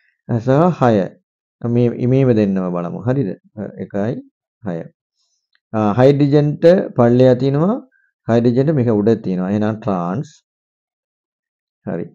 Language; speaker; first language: Sinhala; non-native, local second language; Tamil